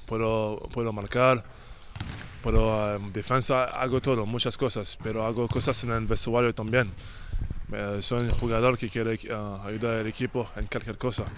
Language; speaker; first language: Spanish; non-native, learner; French